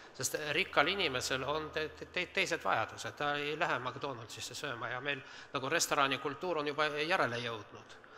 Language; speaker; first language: Estonian; non-native, local second language; Russian